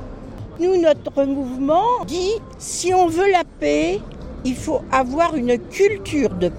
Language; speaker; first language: French; native; French